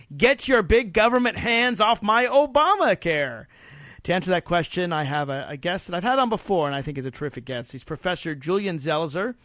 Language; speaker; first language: English; native; English